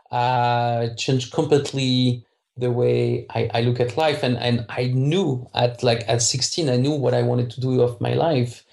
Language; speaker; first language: English; non-native, fluent; French